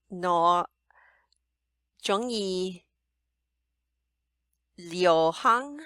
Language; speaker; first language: Cantonese; non-native, learner; English